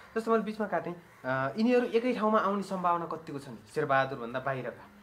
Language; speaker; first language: Nepali; native; Nepali